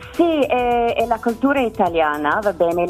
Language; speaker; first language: Italian; non-native, learner; English